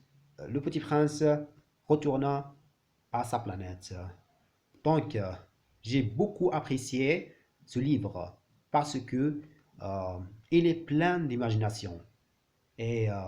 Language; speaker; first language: French; non-native, learner; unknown